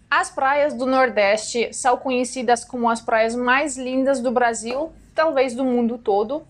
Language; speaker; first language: Portuguese; non-native, fluent; Russian